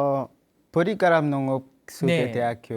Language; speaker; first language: Korean; non-native, learner; Swahili